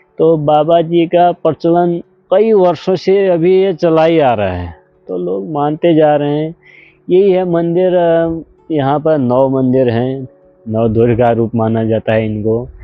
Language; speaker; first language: Hindi; native; Hindi